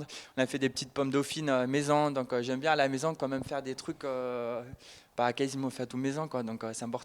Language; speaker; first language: French; non-native, fluent; German